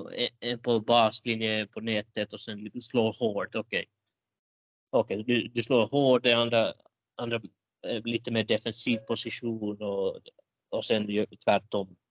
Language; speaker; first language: Swedish; non-native, local second language; Finnish